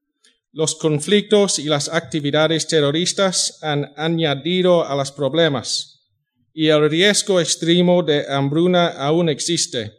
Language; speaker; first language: Spanish; non-native, fluent; English